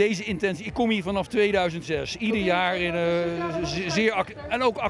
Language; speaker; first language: Dutch; native; Dutch